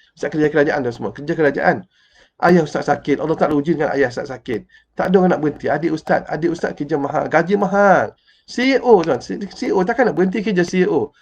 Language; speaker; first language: Malay; native; Malay